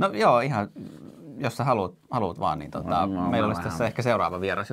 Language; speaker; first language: Finnish; native; Finnish